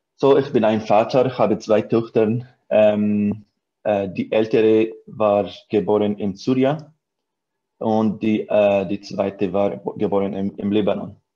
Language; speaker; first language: German; non-native, learner; Arabic